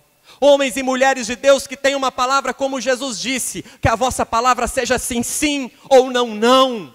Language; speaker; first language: Portuguese; native; Portuguese